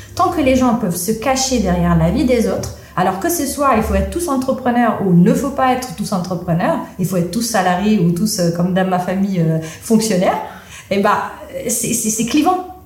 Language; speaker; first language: French; non-native, fluent; Italian